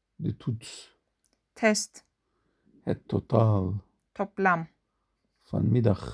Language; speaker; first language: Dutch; non-native, learner; Turkish